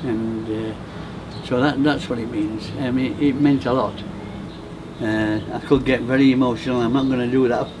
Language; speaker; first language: English; native; English